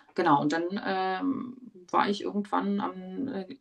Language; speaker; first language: German; early bilingual, other home language; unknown